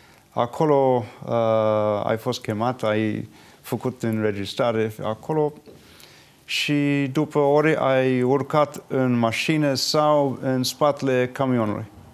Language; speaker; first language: Romanian; non-native, fluent; English